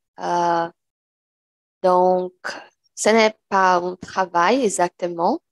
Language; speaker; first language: French; non-native, learner; Portuguese